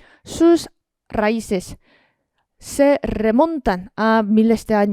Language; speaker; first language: Spanish; non-native, fluent; Korean